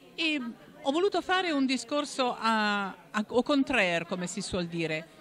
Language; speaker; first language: Italian; native; Italian